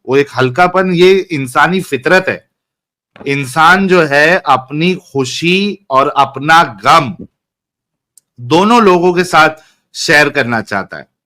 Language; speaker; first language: Hindi; native; Hindi